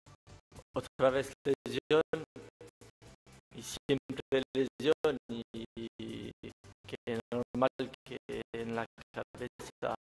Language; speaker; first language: Spanish; non-native, learner; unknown